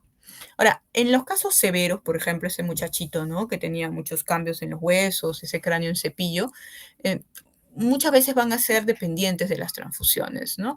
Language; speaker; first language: Spanish; native; Spanish